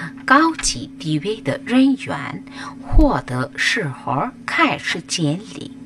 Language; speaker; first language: Chinese; non-native, learner; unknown